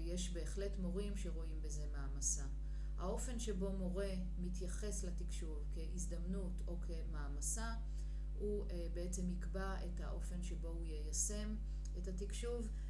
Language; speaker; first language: Hebrew; native; Hebrew